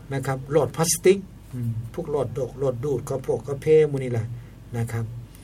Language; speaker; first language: Thai; native; Thai